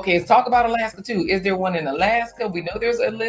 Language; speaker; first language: English; native; English